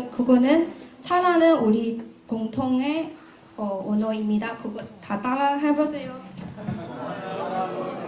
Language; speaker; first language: Korean; non-native, learner; Chinese